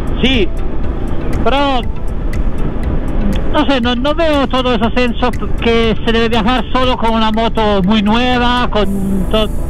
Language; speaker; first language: Spanish; non-native, learner; Italian